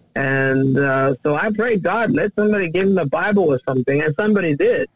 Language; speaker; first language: English; non-native, local second language; Ganda